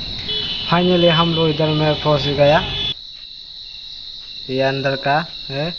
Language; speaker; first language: Hindi; non-native, local second language; Kok Borok